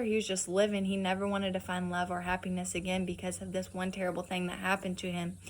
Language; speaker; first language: English; native; English